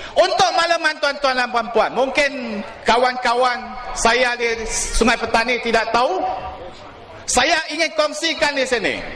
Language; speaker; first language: Malay; non-native, local second language; Chinese